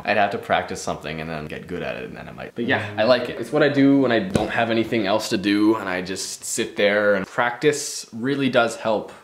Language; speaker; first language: English; native; English